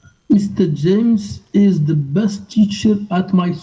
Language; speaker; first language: English; non-native, learner; Arabic